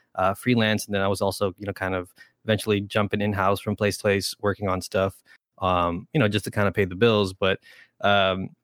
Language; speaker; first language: English; early bilingual, other home language; Spanish